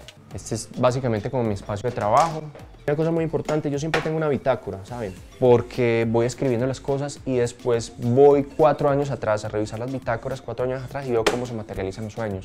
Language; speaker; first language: Spanish; native; Spanish